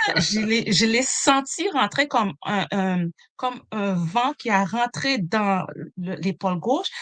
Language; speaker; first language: French; non-native, local second language; Haitian Creole